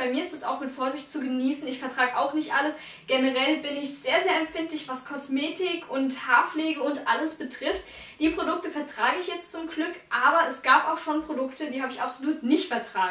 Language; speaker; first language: German; native; German